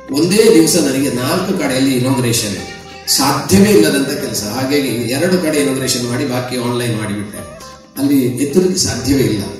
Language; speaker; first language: Kannada; non-native, local second language; Tulu